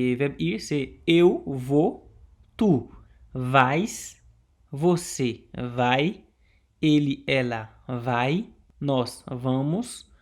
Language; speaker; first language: Portuguese; non-native, local second language; Haitian Creole